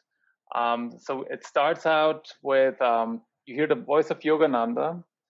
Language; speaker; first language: English; non-native, fluent; German